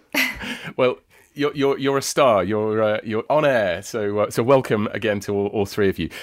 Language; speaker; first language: English; native; English